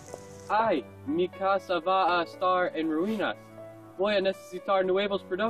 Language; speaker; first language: Spanish; non-native, learner; English